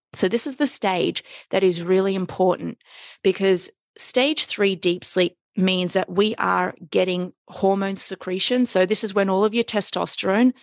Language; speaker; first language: English; native; English